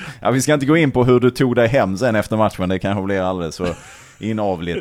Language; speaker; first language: Swedish; native; Swedish